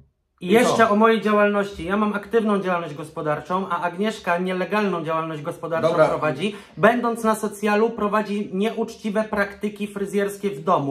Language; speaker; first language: Polish; native; Polish